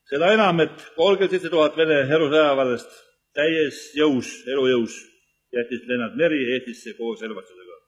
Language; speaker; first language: Estonian; native; Estonian